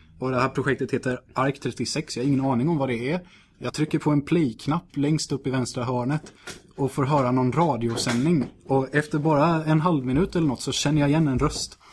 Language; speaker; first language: Swedish; native; Swedish